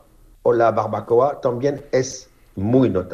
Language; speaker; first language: Spanish; non-native, fluent; French